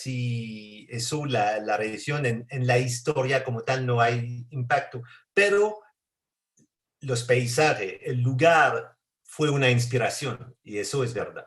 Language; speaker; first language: Spanish; non-native, fluent; French